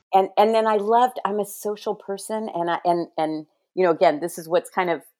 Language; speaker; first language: English; early bilingual, other home language; Spanish